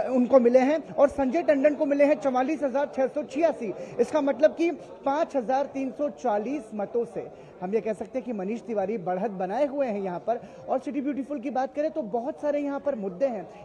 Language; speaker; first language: Hindi; native; Hindi